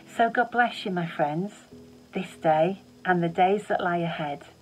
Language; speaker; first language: English; native; English